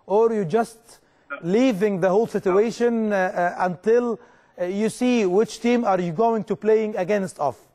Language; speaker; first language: English; non-native, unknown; Arabic